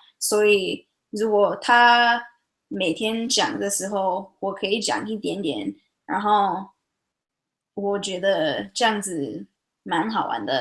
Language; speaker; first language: Chinese; early bilingual, heritage; English